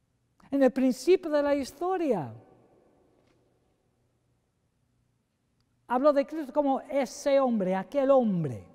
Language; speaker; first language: Spanish; non-native, fluent; English